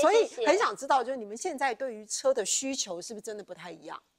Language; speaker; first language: Chinese; native; Chinese